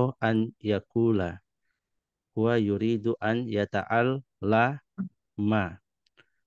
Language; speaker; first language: Arabic; non-native, fluent; Indonesian